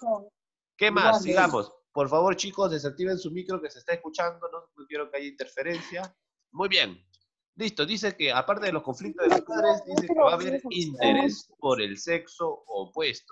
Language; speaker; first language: Spanish; native; Spanish